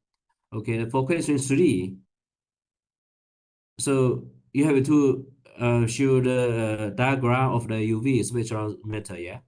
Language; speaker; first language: English; non-native, learner; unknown